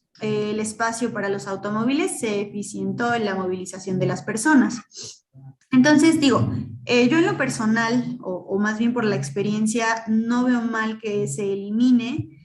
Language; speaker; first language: Spanish; native; Spanish